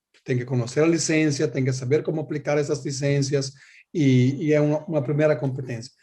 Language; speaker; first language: Portuguese; non-native, learner; Italian